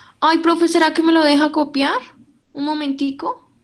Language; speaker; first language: Spanish; native; Spanish